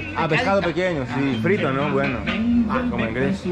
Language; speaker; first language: Spanish; non-native, learner; Greek